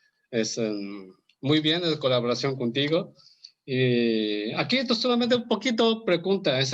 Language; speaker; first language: Spanish; non-native, learner; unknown